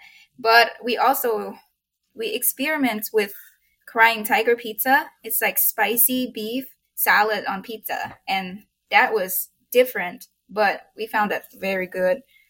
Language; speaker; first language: English; non-native, fluent; Thai